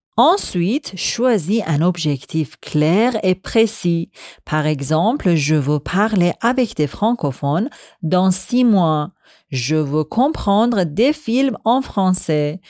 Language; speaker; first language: French; non-native, fluent; Persian